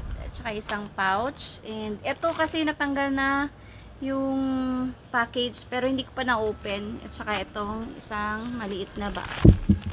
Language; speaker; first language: Filipino; non-native, local second language; Cebuano